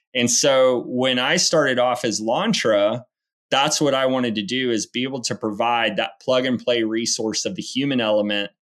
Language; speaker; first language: English; native; English